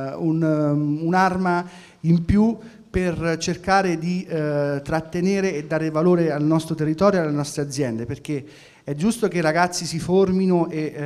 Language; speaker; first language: Italian; native; Italian